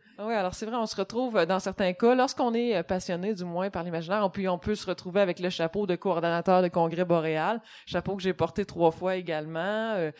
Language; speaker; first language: French; native; French